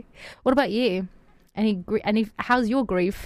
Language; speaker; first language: English; native; English